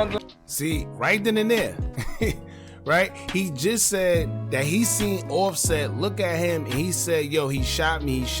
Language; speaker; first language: English; native; English